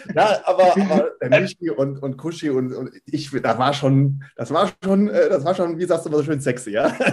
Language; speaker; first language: German; non-native, fluent; Czech